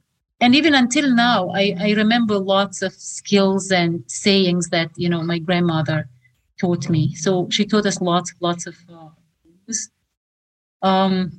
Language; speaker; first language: English; non-native, fluent; Shughni